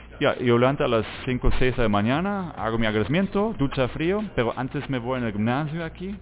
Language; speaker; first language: Spanish; non-native, fluent; German